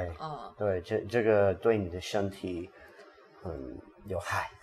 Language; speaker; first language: Chinese; non-native, learner; English